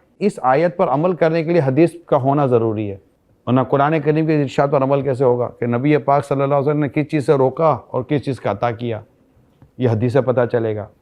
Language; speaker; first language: Urdu; native; Urdu